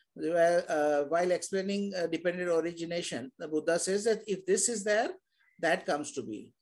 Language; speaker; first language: English; non-native, local second language; Hindi